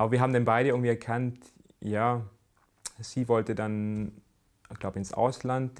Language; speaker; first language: German; native; German